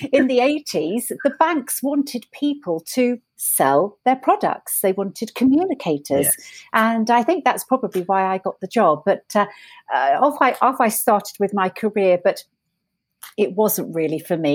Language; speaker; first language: English; native; English